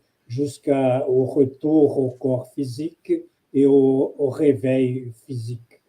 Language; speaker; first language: French; non-native, fluent; Portuguese